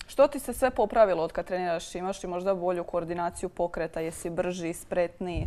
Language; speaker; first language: Croatian; native; Croatian